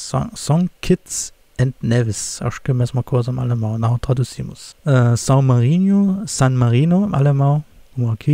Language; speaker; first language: Portuguese; non-native, fluent; German